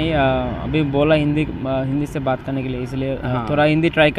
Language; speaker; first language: Hindi; non-native, learner; Bangla